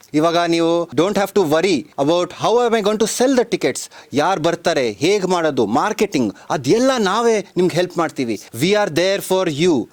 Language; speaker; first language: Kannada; non-native, local second language; Marathi